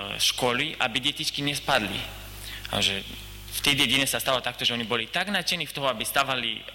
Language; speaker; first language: Slovak; non-native, learner; Romanian